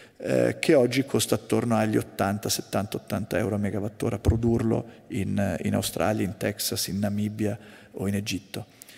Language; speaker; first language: Italian; native; Italian